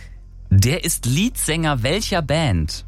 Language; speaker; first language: German; native; German